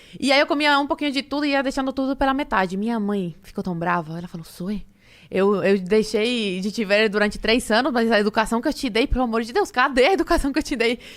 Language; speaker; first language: Portuguese; early bilingual, other home language; Spanish